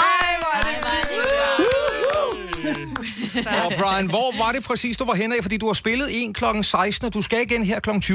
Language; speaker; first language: Danish; native; Danish